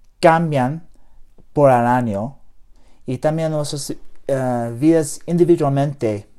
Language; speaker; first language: Spanish; non-native, learner; English